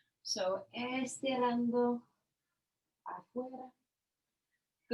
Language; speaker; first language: Spanish; non-native, learner; English